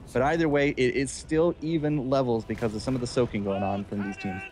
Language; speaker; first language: English; native; English